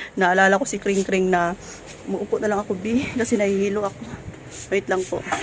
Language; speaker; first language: Filipino; non-native, local second language; Cebuano